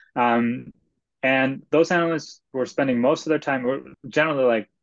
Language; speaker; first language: English; non-native, fluent; Swedish